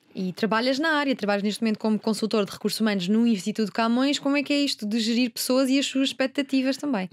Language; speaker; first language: Portuguese; native; Portuguese